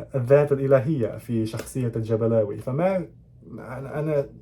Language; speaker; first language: Arabic; non-native, fluent; English